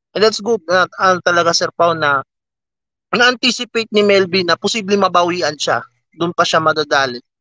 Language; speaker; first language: Filipino; native; Filipino